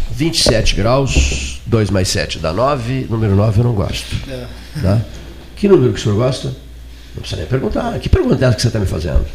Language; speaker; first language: Portuguese; native; Portuguese